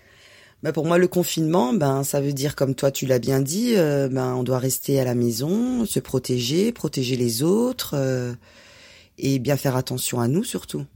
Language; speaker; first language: French; native; French